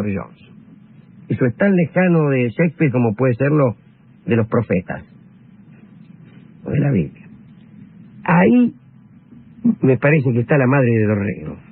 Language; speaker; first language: Spanish; native; Spanish